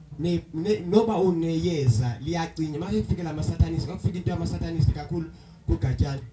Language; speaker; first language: Zulu; non-native, local second language; Xhosa